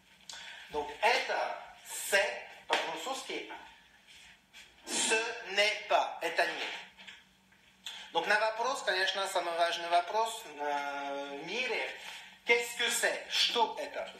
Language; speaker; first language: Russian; non-native, learner; French